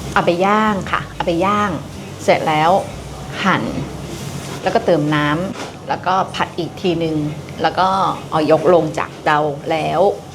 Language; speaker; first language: Thai; non-native, fluent; Japanese